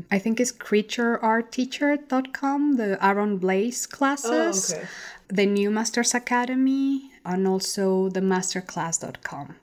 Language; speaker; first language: English; non-native, fluent; Spanish